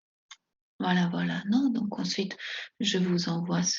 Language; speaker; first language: French; non-native, fluent; Spanish